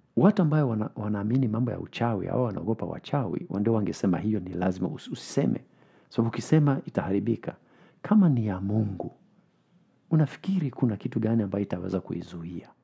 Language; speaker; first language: Swahili; non-native, fluent; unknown